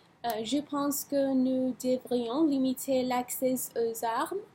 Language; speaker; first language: French; non-native, learner; English